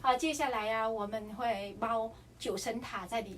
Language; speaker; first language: Chinese; non-native, fluent; Vietnamese